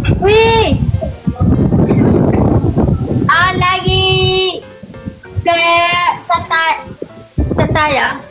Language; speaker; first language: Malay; non-native, learner; Vietnamese